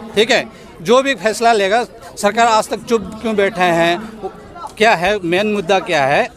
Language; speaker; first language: Hindi; non-native, local second language; Manipuri